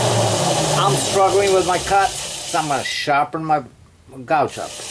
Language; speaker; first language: English; native; English